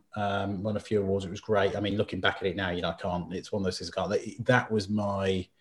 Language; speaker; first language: English; native; English